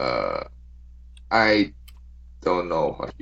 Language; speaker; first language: English; non-native, learner; Chinese